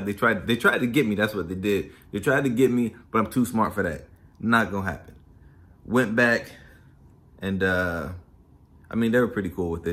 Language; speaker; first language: English; native; English